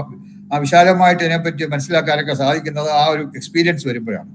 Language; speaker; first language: Malayalam; native; Malayalam